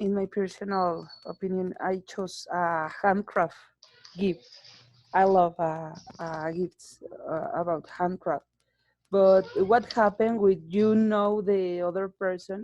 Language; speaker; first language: English; non-native, learner; Spanish